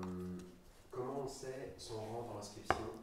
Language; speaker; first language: French; native; French